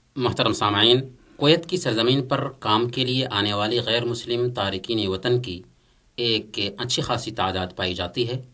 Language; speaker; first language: Urdu; native; Urdu